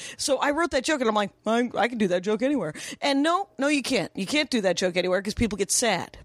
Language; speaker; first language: English; native; English